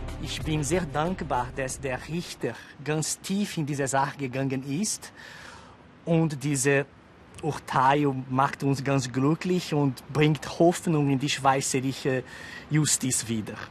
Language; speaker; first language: German; non-native, fluent; Portuguese